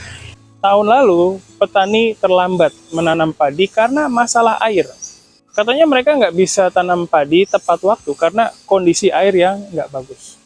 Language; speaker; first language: Indonesian; native; Indonesian